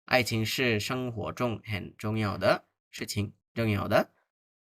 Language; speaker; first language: Chinese; non-native, fluent; Bangla